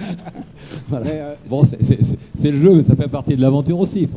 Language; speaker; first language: French; native; French